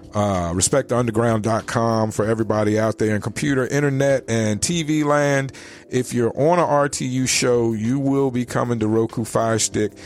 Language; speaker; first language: English; native; English